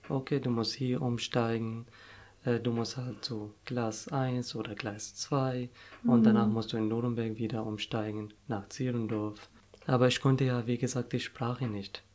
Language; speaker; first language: German; non-native, fluent; Arabic